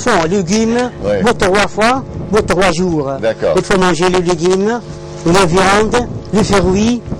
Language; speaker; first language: French; non-native, learner; Arabic